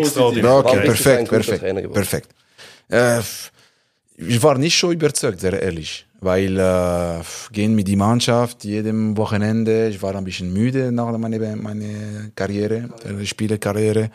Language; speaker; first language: German; non-native, local second language; French